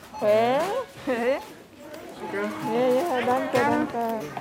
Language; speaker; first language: German; non-native, learner; Vietnamese